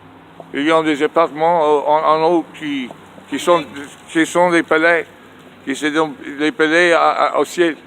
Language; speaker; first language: French; non-native, learner; English